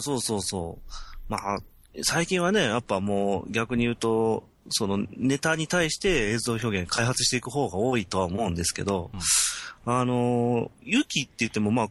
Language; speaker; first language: Japanese; native; Japanese